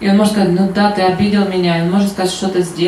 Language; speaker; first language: Russian; native; Russian